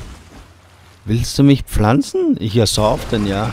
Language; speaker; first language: German; native; German